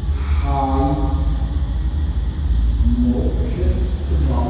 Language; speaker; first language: Vietnamese; non-native, learner; Hindi